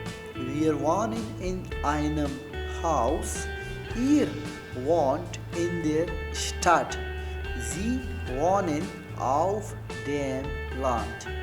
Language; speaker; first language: German; non-native, fluent; Urdu